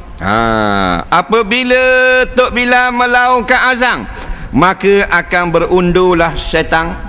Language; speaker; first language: Malay; native; Malay